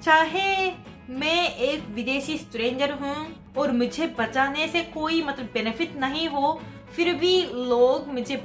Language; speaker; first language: Hindi; non-native, fluent; Japanese